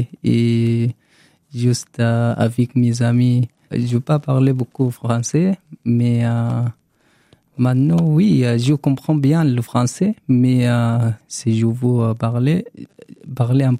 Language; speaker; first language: French; non-native, learner; Arabic